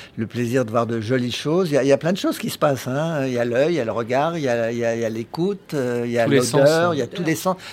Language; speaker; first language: French; native; French